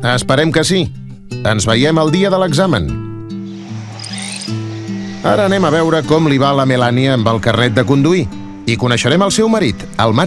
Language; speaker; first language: Catalan; native; Catalan